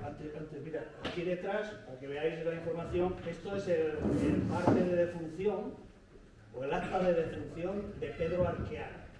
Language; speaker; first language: Spanish; native; Spanish